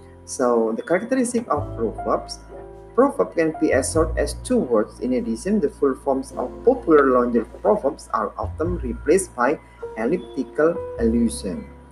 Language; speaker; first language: English; non-native, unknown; Indonesian